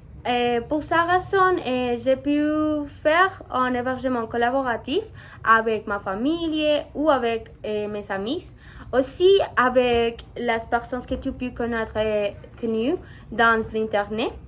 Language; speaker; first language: French; non-native, learner; Spanish